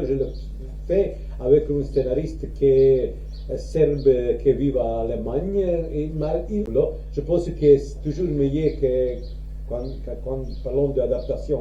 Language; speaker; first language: French; non-native, learner; Croatian